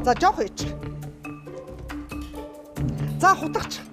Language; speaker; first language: Mongolian; native; Mongolian